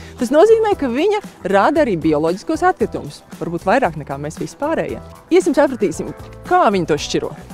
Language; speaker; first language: Latvian; native; Latvian